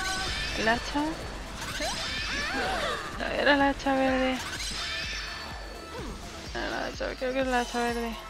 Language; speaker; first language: Spanish; native; Spanish